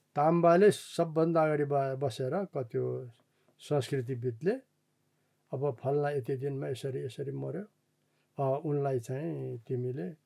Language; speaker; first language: Nepali; non-native, local second language; Eastern Tamang